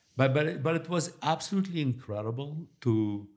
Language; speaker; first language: English; early bilingual, other home language; Russian